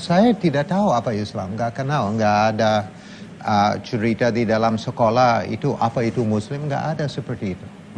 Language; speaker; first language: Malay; non-native, fluent; English